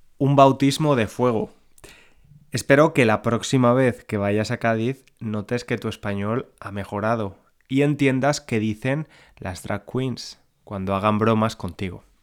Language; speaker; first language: Spanish; native; Spanish